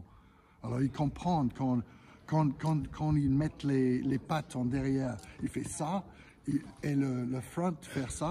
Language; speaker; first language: French; non-native, fluent; English